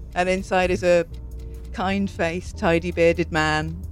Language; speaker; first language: English; native; English